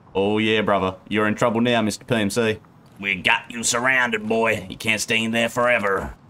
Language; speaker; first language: English; native; English